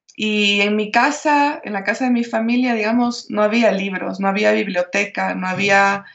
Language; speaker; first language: Spanish; native; Spanish